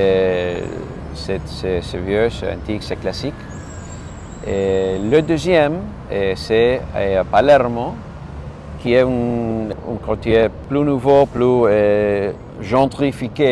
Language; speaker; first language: French; non-native, learner; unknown